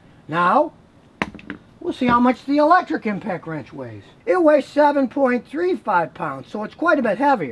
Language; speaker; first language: English; native; English